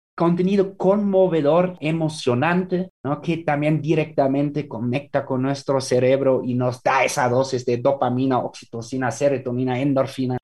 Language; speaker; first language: Spanish; non-native, fluent; German